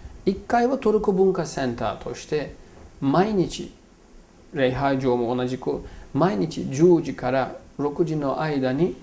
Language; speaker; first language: Japanese; non-native, fluent; Turkish